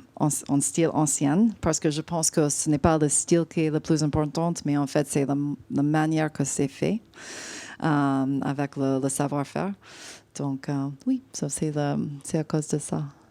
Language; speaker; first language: French; non-native, fluent; English